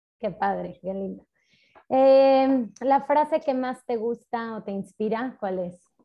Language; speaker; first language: Spanish; native; Spanish